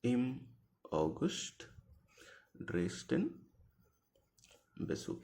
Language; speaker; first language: German; non-native, fluent; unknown